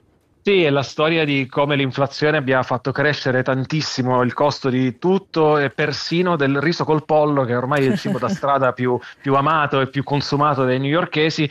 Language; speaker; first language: Italian; native; Italian